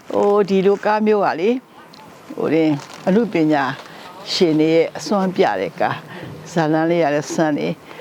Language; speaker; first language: Burmese; native; Burmese